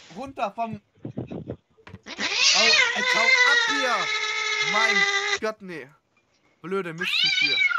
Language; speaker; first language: German; native; German